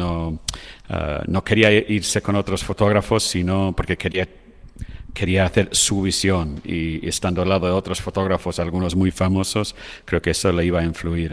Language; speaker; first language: Spanish; non-native, fluent; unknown